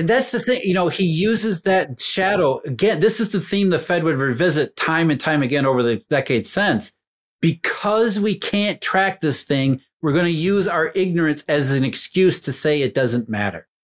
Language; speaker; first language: English; native; English